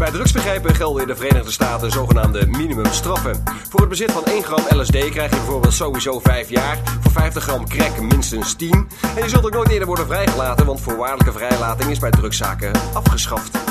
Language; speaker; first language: Dutch; native; Dutch